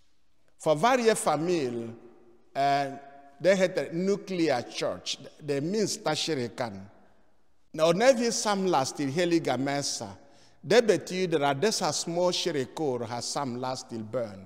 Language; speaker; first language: Swedish; non-native, fluent; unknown